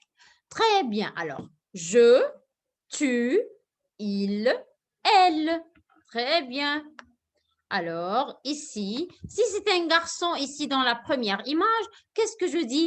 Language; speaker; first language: French; non-native, fluent; Arabic